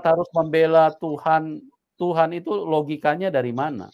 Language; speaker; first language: Indonesian; native; Indonesian